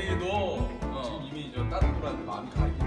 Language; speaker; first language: Korean; native; Korean